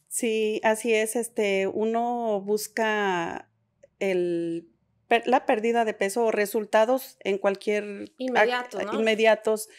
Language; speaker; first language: Spanish; native; Spanish